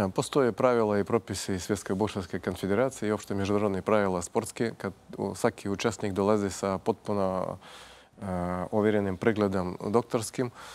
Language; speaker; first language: Croatian; non-native, fluent; Russian